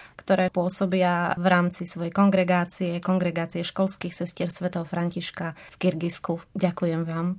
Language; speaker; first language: Slovak; native; Slovak